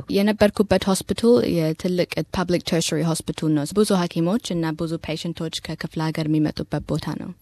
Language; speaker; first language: Amharic; early bilingual, heritage; Amharic